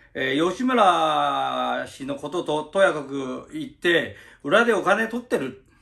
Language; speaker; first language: Japanese; early bilingual, other home language; Chinese